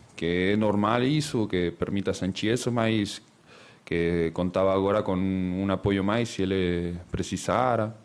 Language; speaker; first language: Portuguese; non-native, fluent; Spanish